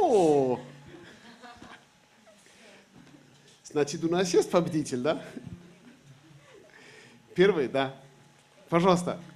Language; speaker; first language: Russian; non-native, fluent; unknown